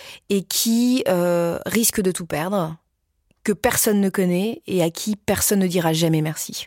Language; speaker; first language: French; native; French